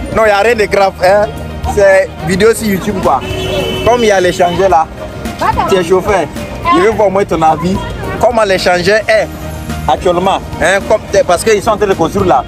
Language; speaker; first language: French; native; French